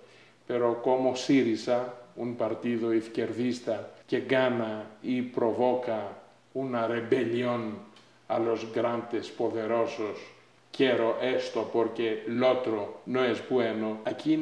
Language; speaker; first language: Spanish; non-native, fluent; Greek